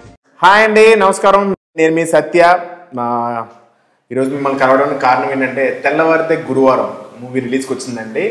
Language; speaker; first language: Telugu; native; Telugu